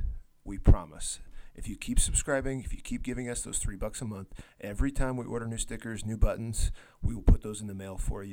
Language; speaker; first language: English; native; English